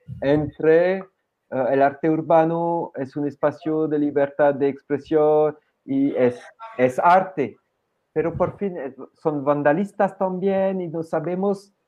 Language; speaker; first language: Spanish; non-native, fluent; French